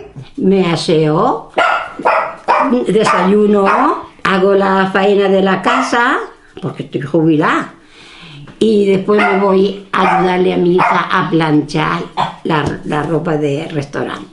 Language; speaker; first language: Spanish; non-native, local second language; Catalan